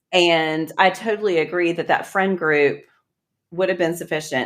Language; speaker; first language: English; native; English